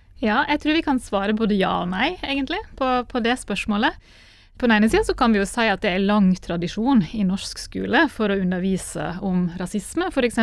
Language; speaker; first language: Norwegian; native; Norwegian